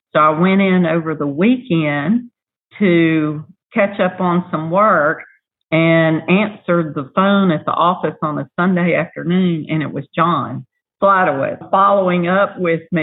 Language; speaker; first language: English; native; English